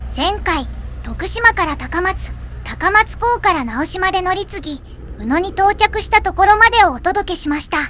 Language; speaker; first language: Japanese; native; Japanese